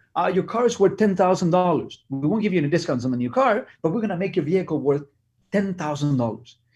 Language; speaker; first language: English; non-native, fluent; Spanish